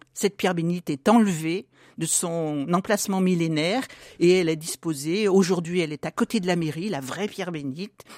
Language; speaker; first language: French; native; French